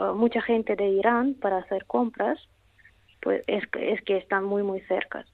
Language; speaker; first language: Spanish; non-native, fluent; Russian